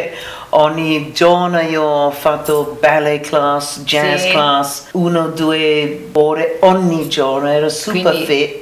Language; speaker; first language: Italian; non-native, learner; English